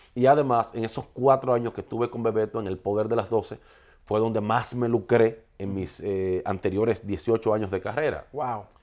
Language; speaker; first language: Spanish; native; Spanish